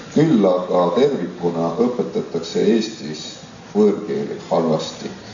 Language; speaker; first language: Estonian; non-native, local second language; Russian